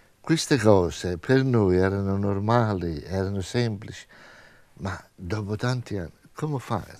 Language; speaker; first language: Italian; native; Italian